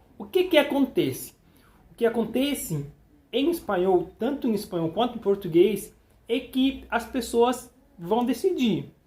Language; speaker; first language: Portuguese; non-native, fluent; Spanish